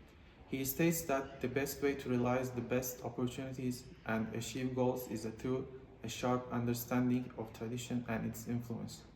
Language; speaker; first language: English; non-native, learner; Turkish